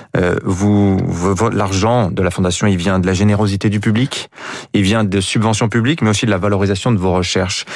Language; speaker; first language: French; native; French